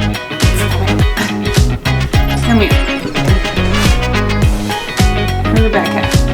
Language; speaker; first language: English; native; English